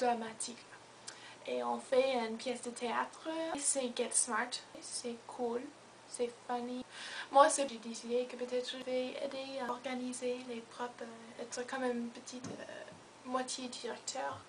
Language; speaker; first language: French; non-native, learner; English